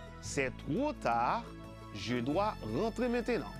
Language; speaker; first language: French; non-native, fluent; Spanish